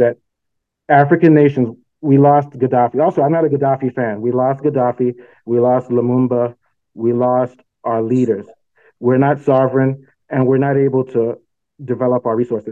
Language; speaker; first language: English; non-native, local second language; Yoruba